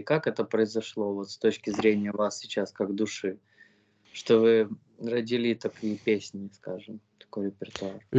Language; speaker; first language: Russian; native; Russian